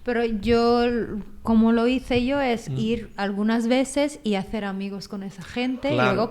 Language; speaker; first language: Spanish; non-native, fluent; Filipino